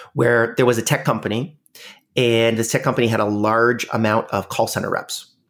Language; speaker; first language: English; native; English